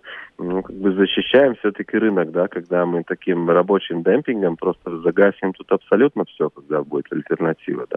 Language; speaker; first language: Russian; native; Russian